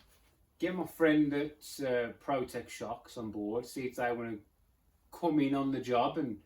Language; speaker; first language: English; native; English